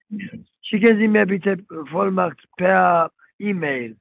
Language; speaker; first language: German; non-native, learner; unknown